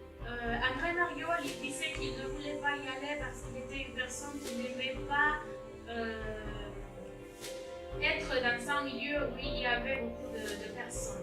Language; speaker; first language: French; non-native, learner; Spanish